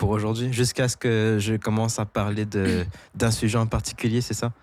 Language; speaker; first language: French; native; French